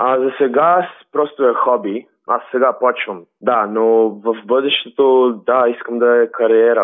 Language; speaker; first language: Bulgarian; early bilingual, heritage; Bulgarian